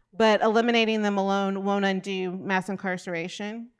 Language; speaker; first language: English; native; English